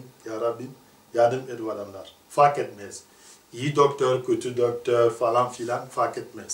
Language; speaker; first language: Turkish; non-native, learner; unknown